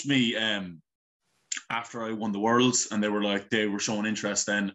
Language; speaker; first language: English; native; English